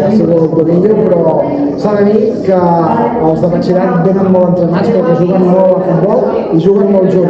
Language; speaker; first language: Catalan; native; Catalan